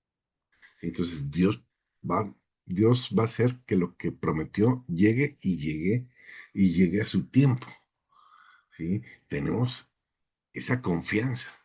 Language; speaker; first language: Spanish; native; Spanish